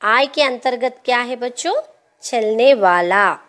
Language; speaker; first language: Hindi; non-native, local second language; Telugu